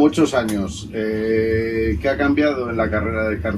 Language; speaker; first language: Spanish; native; Spanish